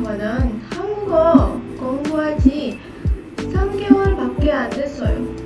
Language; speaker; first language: Korean; non-native, learner; Indonesian